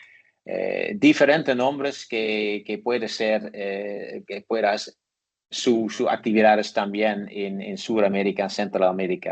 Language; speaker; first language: Spanish; non-native, learner; Dutch